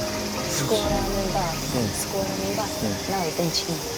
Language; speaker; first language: Japanese; non-native, fluent; Korean